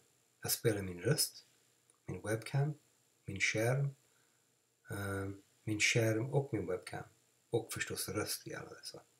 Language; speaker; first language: Swedish; non-native, fluent; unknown